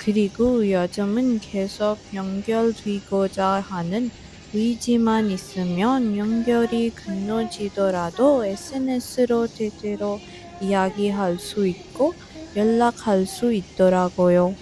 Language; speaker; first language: Korean; non-native, fluent; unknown